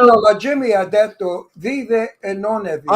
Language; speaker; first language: Italian; early bilingual, heritage; English